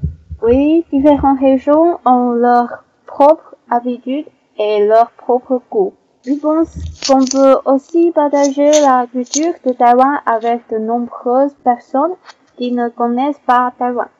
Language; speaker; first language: French; non-native, learner; Chinese